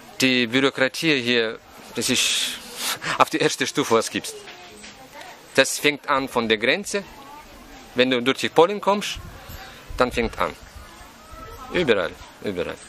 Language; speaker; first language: German; non-native, fluent; Russian